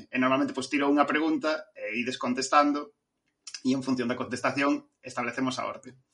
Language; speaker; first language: Galician; non-native, local second language; Spanish